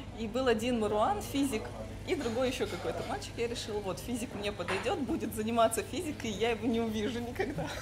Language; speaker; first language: Russian; native; Russian